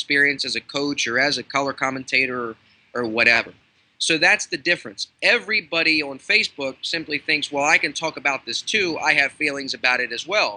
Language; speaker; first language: English; native; English